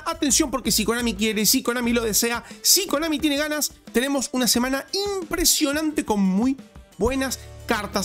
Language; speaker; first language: Spanish; native; Spanish